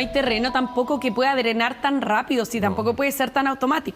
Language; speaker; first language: Spanish; native; Spanish